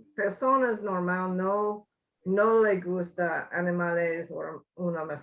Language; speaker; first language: Spanish; non-native, learner; English